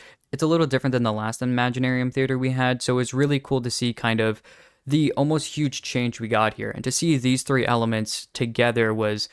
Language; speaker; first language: English; native; English